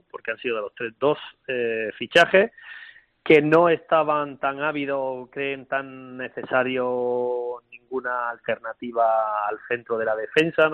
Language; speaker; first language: Spanish; native; Spanish